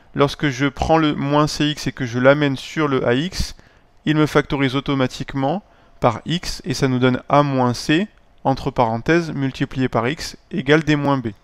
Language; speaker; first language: French; native; French